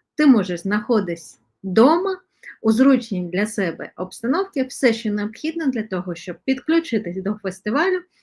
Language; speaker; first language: Ukrainian; non-native, local second language; Russian